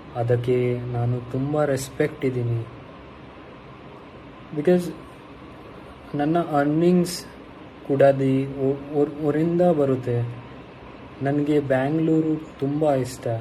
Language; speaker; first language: Kannada; non-native, local second language; Hindi